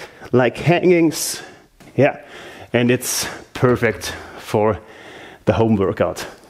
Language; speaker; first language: English; non-native, fluent; German